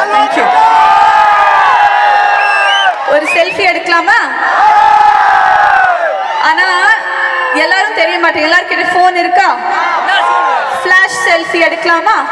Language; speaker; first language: Tamil; non-native, fluent; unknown